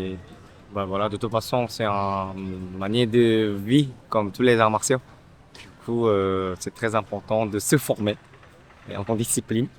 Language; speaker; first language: French; non-native, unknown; Korean